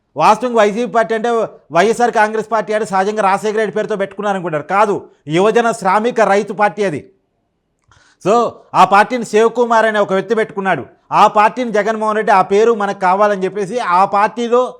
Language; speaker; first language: Telugu; native; Telugu